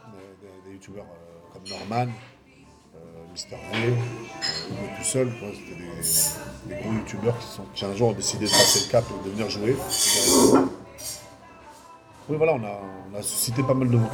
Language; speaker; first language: French; native; French